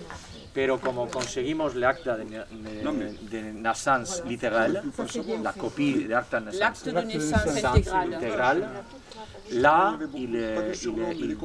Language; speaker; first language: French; non-native, fluent; Spanish